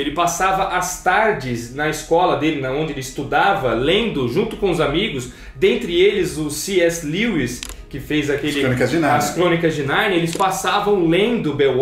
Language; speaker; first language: Portuguese; native; Portuguese